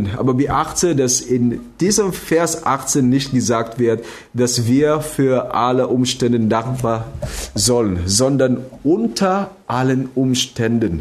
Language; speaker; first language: German; non-native, fluent; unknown